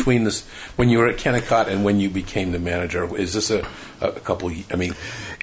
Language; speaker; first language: English; native; English